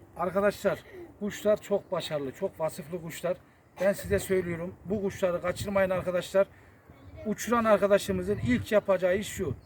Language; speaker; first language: Turkish; native; Turkish